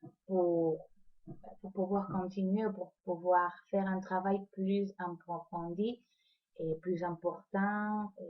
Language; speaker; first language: French; non-native, fluent; Spanish